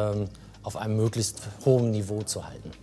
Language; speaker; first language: German; native; German